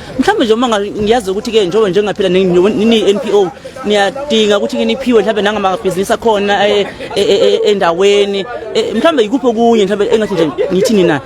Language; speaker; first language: Zulu; native; Zulu